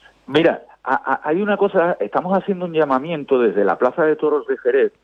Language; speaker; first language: Spanish; native; Spanish